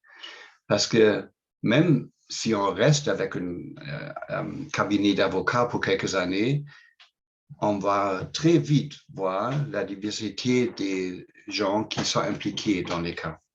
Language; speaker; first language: French; non-native, fluent; English